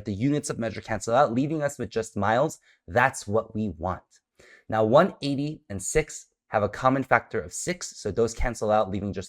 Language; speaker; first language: English; native; English